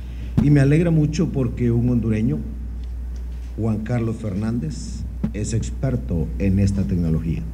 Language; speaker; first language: Spanish; native; Spanish